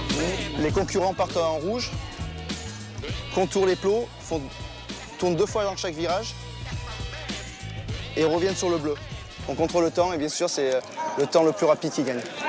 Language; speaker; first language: French; native; French